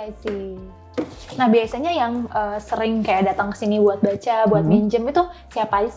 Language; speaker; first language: Indonesian; native; Indonesian